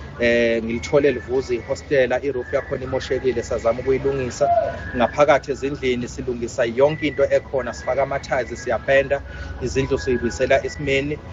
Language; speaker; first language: Zulu; native; Zulu